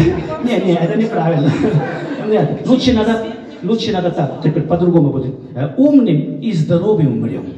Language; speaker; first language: Russian; non-native, fluent; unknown